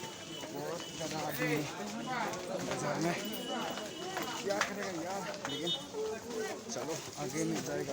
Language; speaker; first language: Hindi; non-native, local second language; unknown